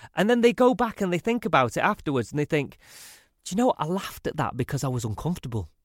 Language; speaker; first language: English; native; English